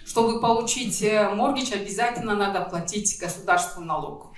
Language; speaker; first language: Russian; non-native, local second language; Kyrgyz